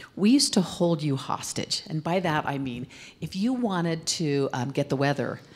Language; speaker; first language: English; native; English